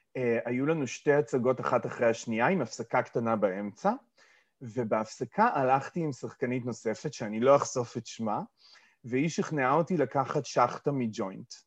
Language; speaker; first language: Hebrew; early bilingual, other home language; English